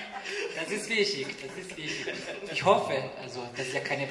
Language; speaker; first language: German; non-native, fluent; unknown